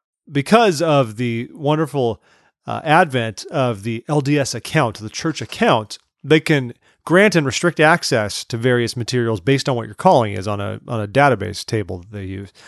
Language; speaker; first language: English; native; English